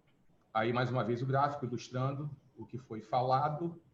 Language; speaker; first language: Portuguese; native; Portuguese